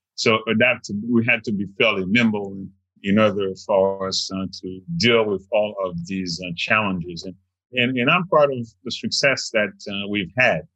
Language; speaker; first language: English; non-native, fluent; Haitian Creole